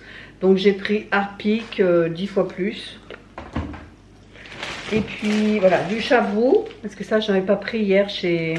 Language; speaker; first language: French; native; French